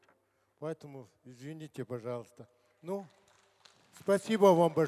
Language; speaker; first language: Russian; non-native, learner; Mongolian